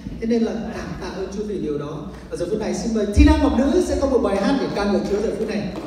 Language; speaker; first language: Vietnamese; native; Vietnamese